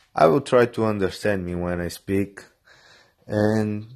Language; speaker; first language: English; non-native, learner; Bulgarian